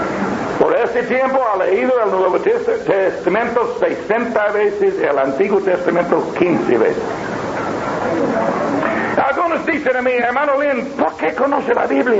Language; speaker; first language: Spanish; non-native, learner; English